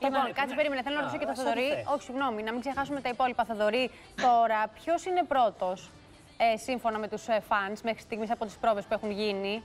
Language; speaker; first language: Greek; native; Greek